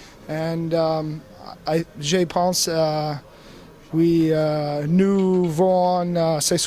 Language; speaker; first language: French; non-native, learner; English